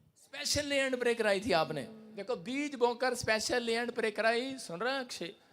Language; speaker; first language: Hindi; non-native, local second language; Punjabi